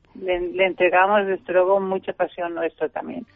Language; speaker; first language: Spanish; non-native, fluent; German